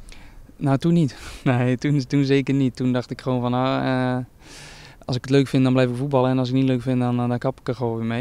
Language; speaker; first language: Dutch; native; Dutch